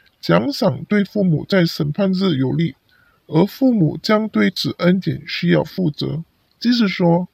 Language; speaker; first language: Chinese; non-native, local second language; Cantonese